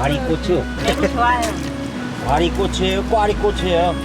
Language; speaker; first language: Korean; native; Korean